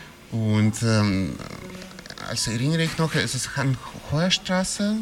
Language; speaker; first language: German; non-native, fluent; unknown